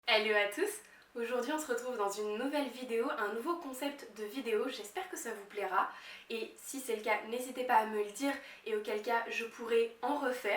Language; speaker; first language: French; native; French